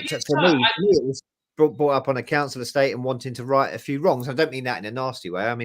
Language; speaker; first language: English; native; English